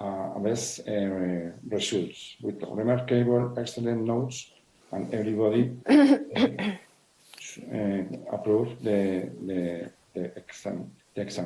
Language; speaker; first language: English; non-native, learner; Spanish